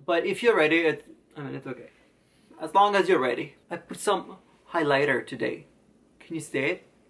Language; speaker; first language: English; non-native, fluent; Italian